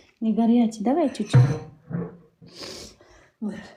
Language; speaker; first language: Russian; non-native, learner; Uzbek